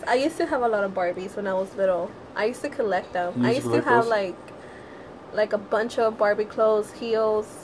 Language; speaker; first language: English; native; English